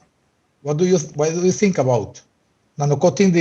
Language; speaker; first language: English; non-native, learner; Spanish